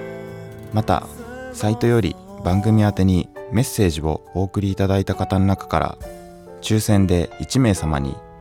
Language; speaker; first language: Japanese; native; Japanese